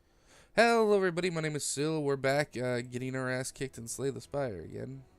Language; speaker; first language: English; native; English